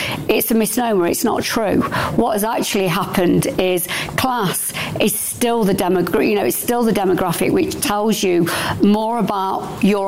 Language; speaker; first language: English; native; English